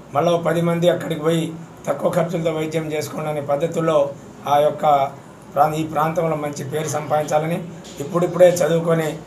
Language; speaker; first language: Telugu; non-native, local second language; Lambadi